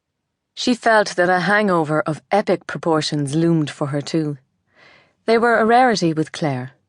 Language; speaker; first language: English; native; English